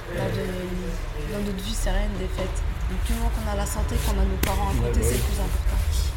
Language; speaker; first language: French; native; French